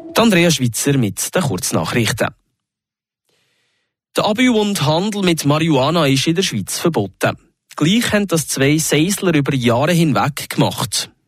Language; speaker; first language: German; native; German